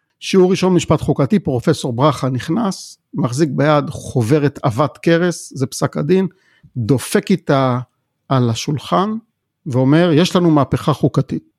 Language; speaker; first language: Hebrew; native; Hebrew